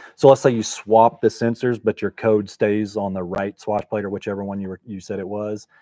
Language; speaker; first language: English; native; English